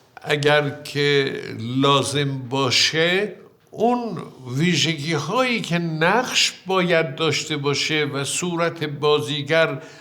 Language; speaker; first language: Persian; native; Persian